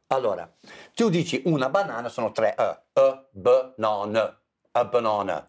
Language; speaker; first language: Italian; non-native, fluent; English